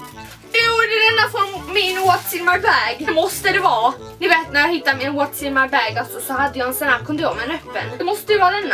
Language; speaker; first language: Swedish; native; Swedish